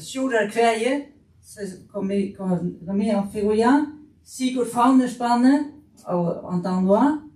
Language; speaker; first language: French; non-native, fluent; Faroese